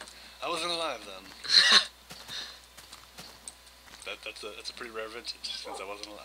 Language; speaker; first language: English; native; English